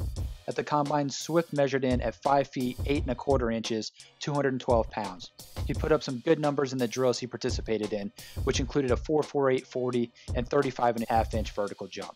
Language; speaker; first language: English; native; English